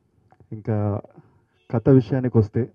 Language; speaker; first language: Telugu; native; Telugu